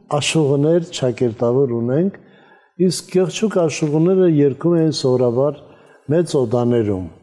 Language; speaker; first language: Armenian; native; Armenian